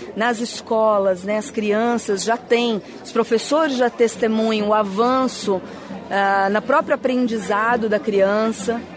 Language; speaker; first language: Portuguese; native; Portuguese